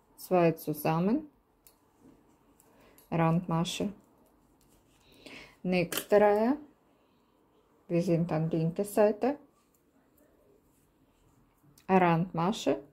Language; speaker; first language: German; non-native, learner; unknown